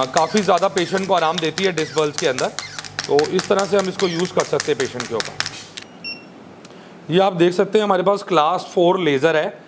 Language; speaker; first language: Hindi; native; Hindi